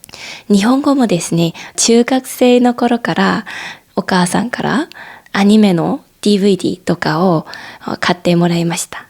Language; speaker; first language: Japanese; non-native, fluent; Korean